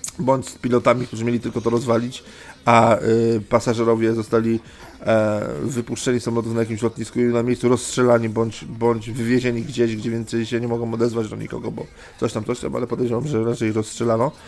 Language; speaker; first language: Polish; native; Polish